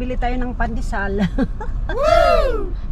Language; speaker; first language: Filipino; non-native, local second language; Cebuano